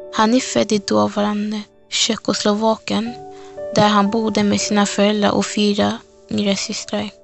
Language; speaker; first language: Swedish; early bilingual, other home language; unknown